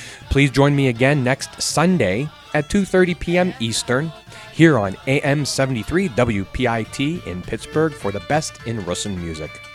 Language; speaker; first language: English; native; English